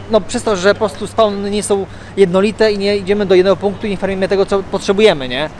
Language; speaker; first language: Polish; native; Polish